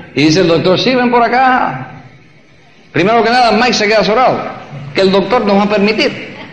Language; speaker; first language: Spanish; early bilingual, heritage; Spanish